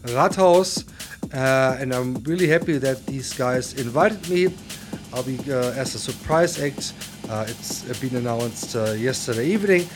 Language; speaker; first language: English; non-native, fluent; German